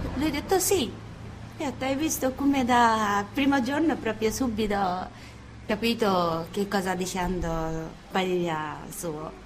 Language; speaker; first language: Italian; non-native, learner; Bangla